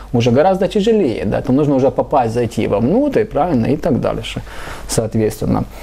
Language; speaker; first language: Russian; native; Russian